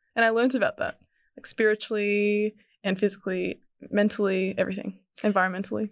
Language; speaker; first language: English; early bilingual, other home language; Serbian